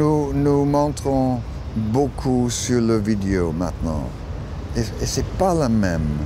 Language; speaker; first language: French; non-native, learner; English